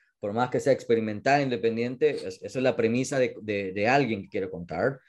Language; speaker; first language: Spanish; native; Spanish